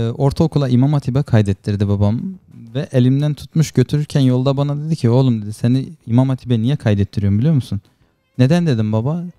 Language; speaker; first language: Turkish; native; Turkish